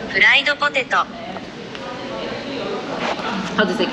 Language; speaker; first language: English; non-native, learner; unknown